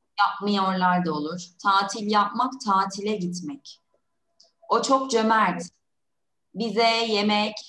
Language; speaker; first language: Turkish; native; Turkish